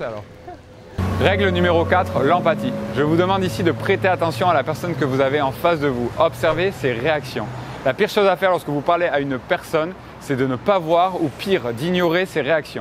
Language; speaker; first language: French; native; French